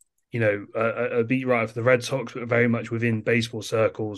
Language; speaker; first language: English; native; English